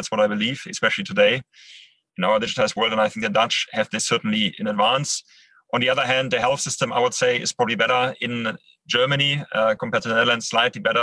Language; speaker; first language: English; non-native, fluent; German